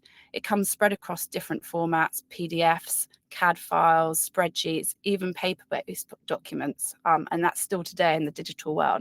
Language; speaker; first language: English; native; English